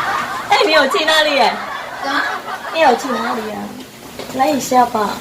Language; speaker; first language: Chinese; non-native, learner; Indonesian